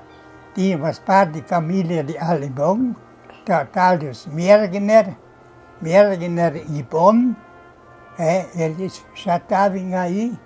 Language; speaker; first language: Portuguese; non-native, fluent; German